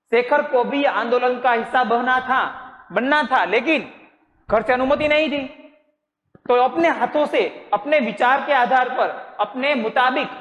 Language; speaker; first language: Hindi; non-native, local second language; Gujarati